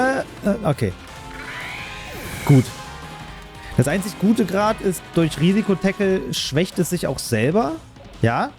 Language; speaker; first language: German; native; German